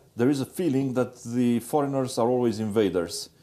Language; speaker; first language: English; non-native, fluent; Romanian